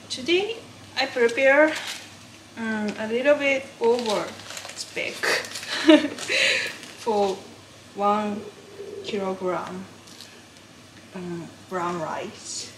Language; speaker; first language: English; non-native, learner; Japanese